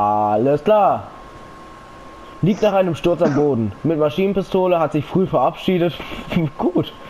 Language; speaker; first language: German; native; German